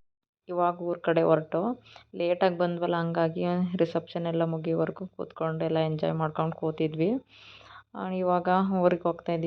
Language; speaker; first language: Kannada; native; Kannada